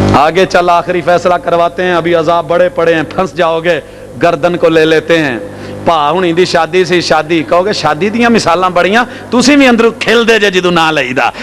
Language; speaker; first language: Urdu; non-native, local second language; Punjabi